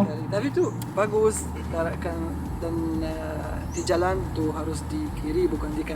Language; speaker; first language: Indonesian; non-native, fluent; Arabic